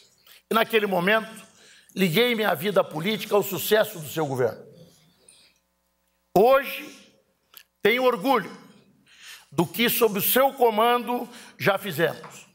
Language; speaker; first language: Portuguese; native; Portuguese